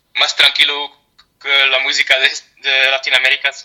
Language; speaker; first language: Spanish; non-native, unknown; Dutch